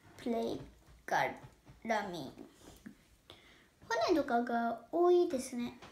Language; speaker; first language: Japanese; early bilingual, heritage; Japanese